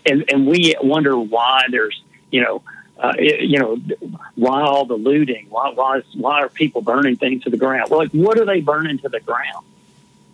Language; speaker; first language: English; native; English